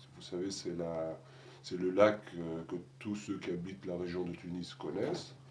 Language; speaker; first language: French; non-native, local second language; Arabic